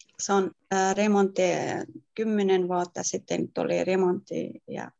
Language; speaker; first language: Finnish; non-native, learner; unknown